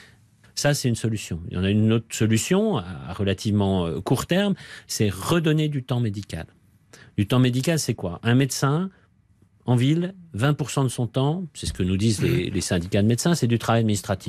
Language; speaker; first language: French; native; French